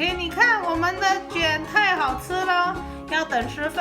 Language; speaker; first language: Chinese; early bilingual, heritage; Chinese